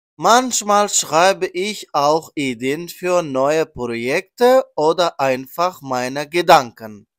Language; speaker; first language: German; non-native, learner; Persian